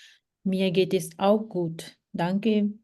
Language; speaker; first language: German; non-native, learner; Punjabi